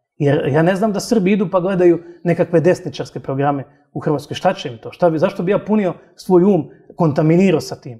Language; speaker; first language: Serbian; native; Serbian